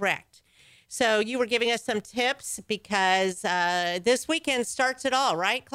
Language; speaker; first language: English; native; English